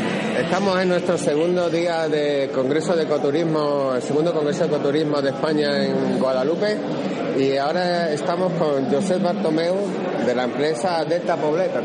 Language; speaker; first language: Spanish; native; Spanish